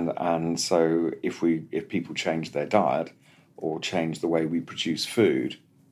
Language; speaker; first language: English; native; English